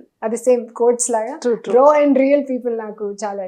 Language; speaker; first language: Telugu; non-native, learner; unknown